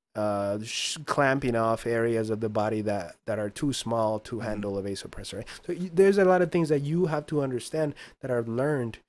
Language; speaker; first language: English; early bilingual, other home language; Spanish